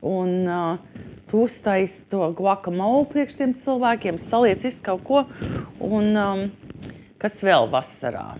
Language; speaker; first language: Latvian; early bilingual, heritage; Latvian